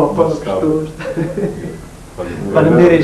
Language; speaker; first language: Albanian; non-native, fluent; English